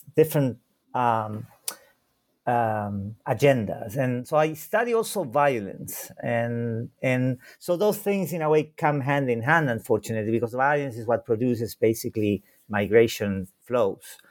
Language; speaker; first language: English; non-native, fluent; Spanish